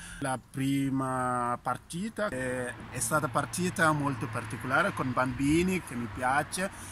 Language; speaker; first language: Italian; non-native, learner; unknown